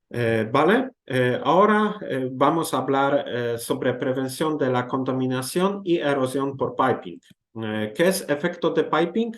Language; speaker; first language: Spanish; non-native, learner; Polish